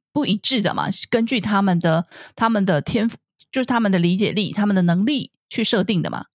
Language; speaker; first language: Chinese; native; Chinese